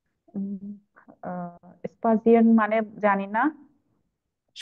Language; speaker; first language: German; non-native, learner; Bangla